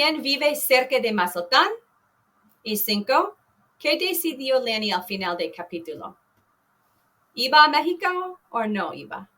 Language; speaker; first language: Spanish; non-native, fluent; English